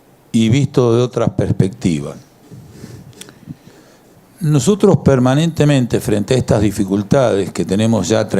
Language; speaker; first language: Spanish; native; Spanish